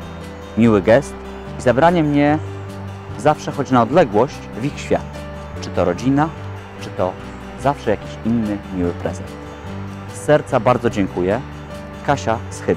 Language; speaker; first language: Polish; native; Polish